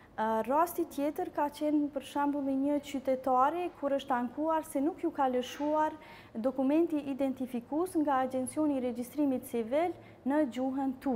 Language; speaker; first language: Albanian; native; Albanian